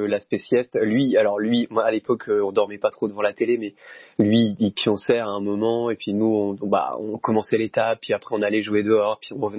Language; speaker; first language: French; native; French